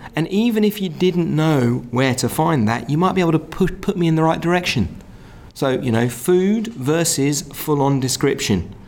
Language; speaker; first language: English; native; English